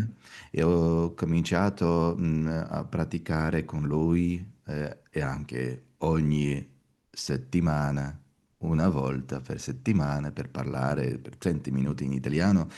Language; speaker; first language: Italian; non-native, learner; Russian